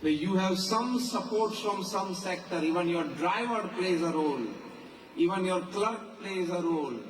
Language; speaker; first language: English; non-native, local second language; Gujarati